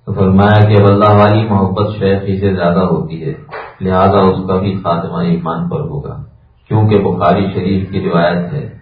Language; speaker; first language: Urdu; native; Urdu